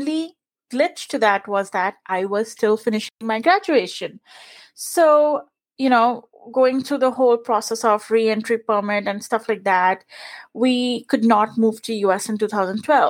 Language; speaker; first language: English; non-native, local second language; Punjabi